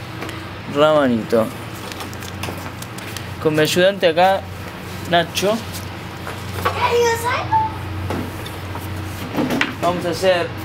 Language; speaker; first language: Spanish; native; Spanish